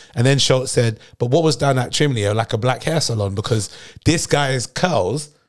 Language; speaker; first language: English; native; English